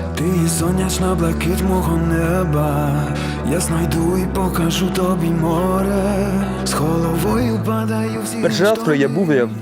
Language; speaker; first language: Ukrainian; non-native, fluent; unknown